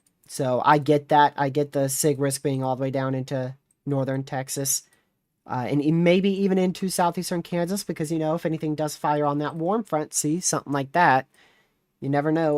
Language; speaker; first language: English; native; English